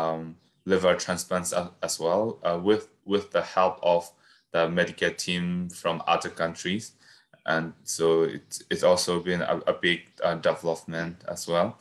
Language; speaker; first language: English; non-native, fluent; Burmese